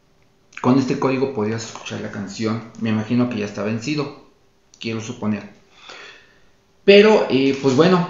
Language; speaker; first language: Spanish; native; Spanish